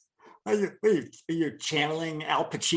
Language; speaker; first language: English; native; English